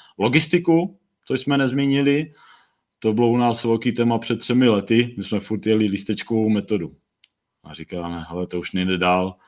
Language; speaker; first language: Czech; native; Czech